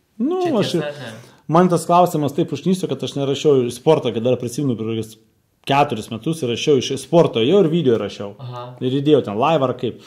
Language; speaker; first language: Lithuanian; native; Lithuanian